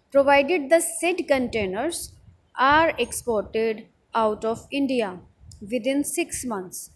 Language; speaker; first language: English; non-native, local second language; Hindi